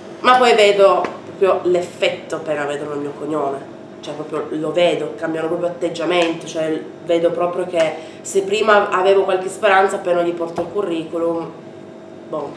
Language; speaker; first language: Italian; native; Italian